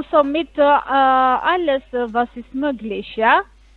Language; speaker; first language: German; non-native, learner; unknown